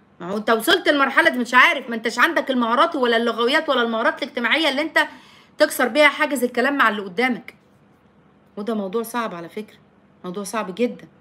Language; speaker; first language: Arabic; native; Arabic